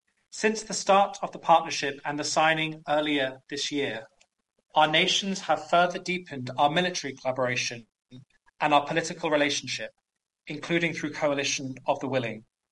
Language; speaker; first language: English; native; English